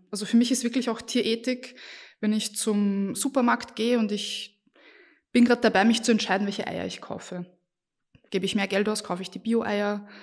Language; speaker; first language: German; early bilingual, other home language; Bosnian